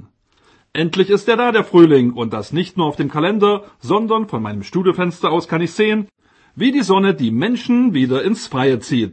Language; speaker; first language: German; native; German